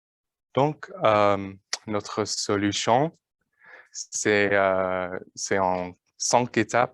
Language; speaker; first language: French; non-native, learner; English